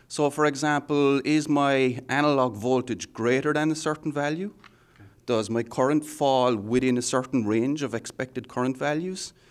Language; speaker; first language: English; native; English